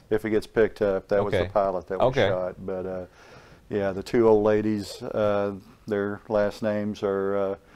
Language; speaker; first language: English; native; English